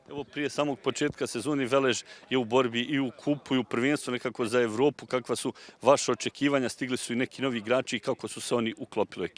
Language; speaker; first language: Bosnian; native; Bosnian